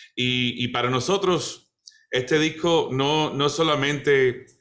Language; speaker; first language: Spanish; early bilingual, other home language; English